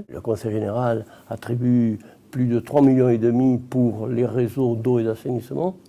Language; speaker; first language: French; native; French